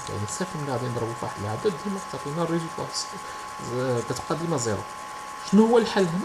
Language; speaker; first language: Arabic; native; Arabic